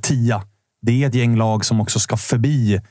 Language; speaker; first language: Swedish; native; Swedish